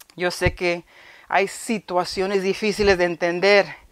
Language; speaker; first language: Spanish; early bilingual, heritage; Spanish